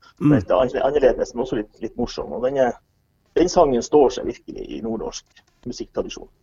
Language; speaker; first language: Norwegian; native; Norwegian